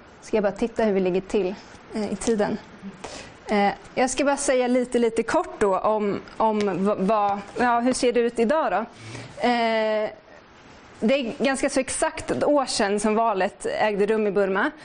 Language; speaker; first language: Swedish; native; Swedish